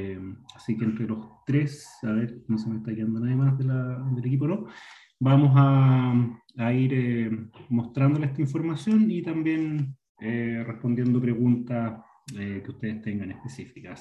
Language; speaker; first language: Spanish; native; Spanish